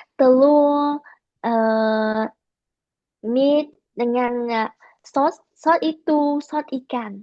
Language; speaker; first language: Indonesian; non-native, learner; Vietnamese